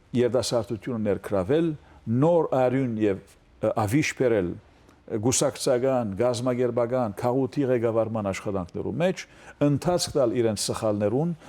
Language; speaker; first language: Armenian; early bilingual, heritage; Armenian